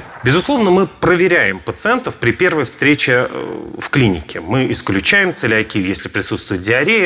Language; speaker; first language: Russian; native; Russian